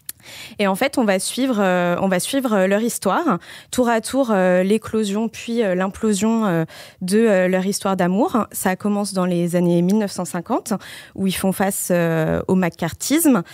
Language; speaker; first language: French; native; French